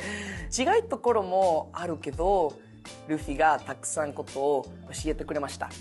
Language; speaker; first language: Japanese; non-native, learner; Spanish